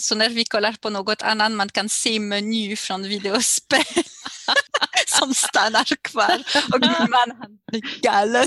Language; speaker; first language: Swedish; non-native, learner; French